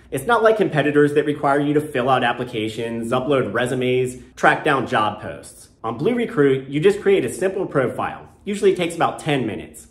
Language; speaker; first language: English; native; English